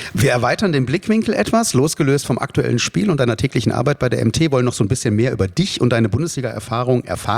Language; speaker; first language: German; native; German